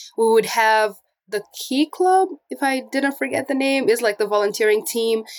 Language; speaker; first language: English; non-native, local second language; Portuguese